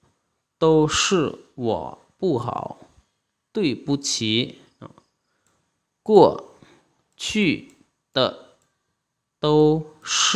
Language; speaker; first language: Chinese; non-native, fluent; Lao